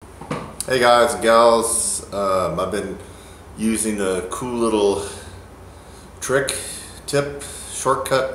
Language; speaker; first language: English; native; English